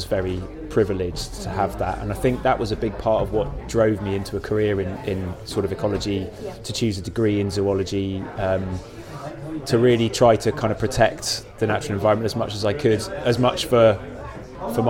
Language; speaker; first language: English; native; English